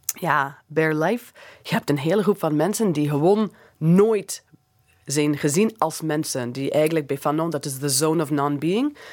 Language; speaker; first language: Dutch; non-native, fluent; English